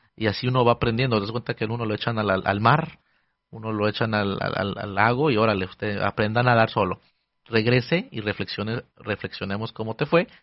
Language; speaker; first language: Spanish; early bilingual, heritage; Spanish